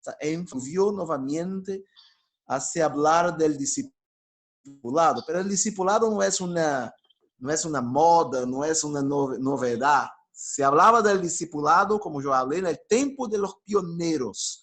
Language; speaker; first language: Spanish; non-native, fluent; Portuguese